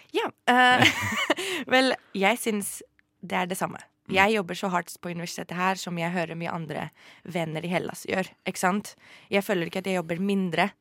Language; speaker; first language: Norwegian; non-native, fluent; Greek